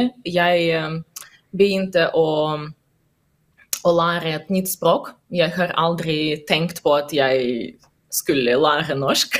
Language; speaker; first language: Norwegian; non-native, learner; Russian